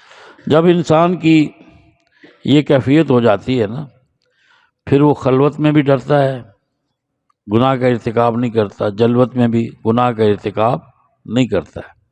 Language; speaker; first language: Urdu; non-native, local second language; Punjabi